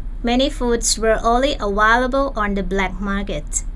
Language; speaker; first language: English; non-native, fluent; Thai